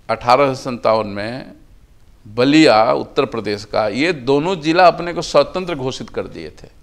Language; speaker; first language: Hindi; native; Hindi